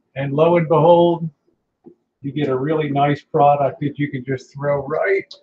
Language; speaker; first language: English; native; English